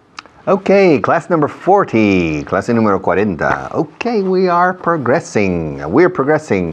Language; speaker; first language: English; non-native, fluent; Spanish